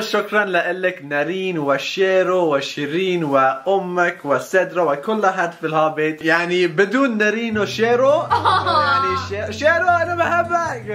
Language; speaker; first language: Arabic; non-native, learner; Swedish